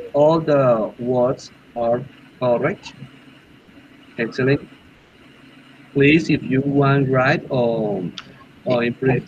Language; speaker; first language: English; non-native, learner; Spanish